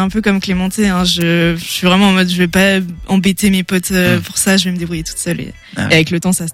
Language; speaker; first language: French; native; French